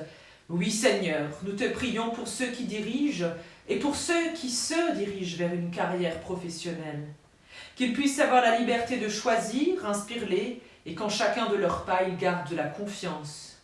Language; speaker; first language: French; native; French